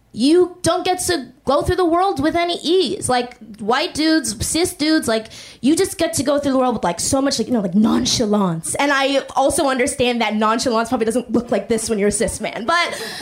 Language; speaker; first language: English; native; English